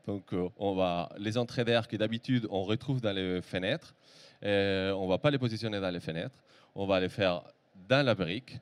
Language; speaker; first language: French; native; French